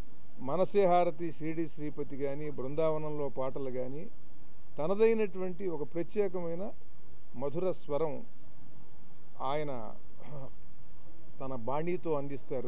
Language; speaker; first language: Telugu; native; Telugu